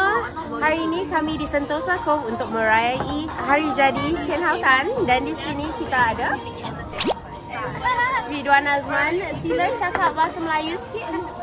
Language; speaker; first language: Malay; non-native, local second language; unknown